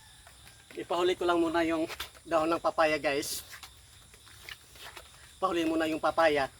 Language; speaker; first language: Filipino; non-native, local second language; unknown